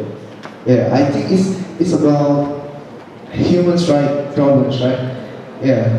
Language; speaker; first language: English; non-native, learner; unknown